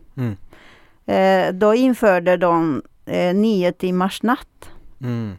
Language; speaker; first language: Swedish; non-native, fluent; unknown